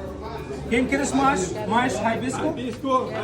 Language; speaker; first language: Portuguese; non-native, learner; Arabic